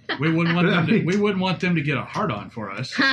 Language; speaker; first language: English; native; English